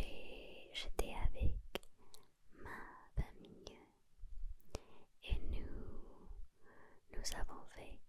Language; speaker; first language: French; non-native, learner; Spanish